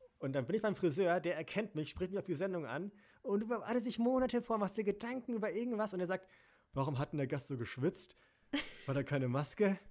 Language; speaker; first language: German; native; German